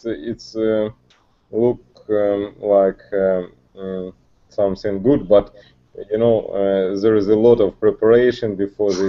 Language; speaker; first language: English; non-native, learner; Russian